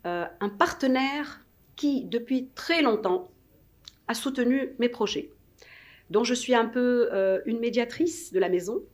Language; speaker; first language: French; non-native, local second language; Arabic